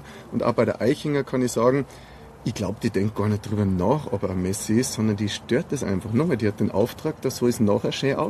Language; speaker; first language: German; native; German